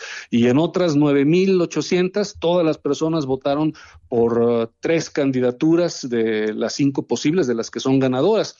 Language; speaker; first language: Spanish; native; Spanish